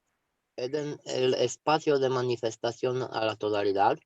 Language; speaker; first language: Spanish; non-native, fluent; Romanian